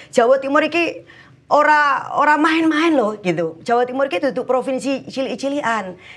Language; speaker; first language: Indonesian; native; Indonesian